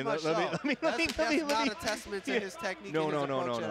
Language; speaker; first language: English; native; English